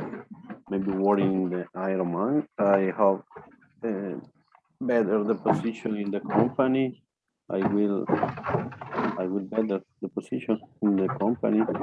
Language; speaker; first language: English; non-native, learner; Spanish